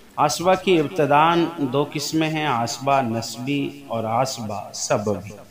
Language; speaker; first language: Urdu; native; Urdu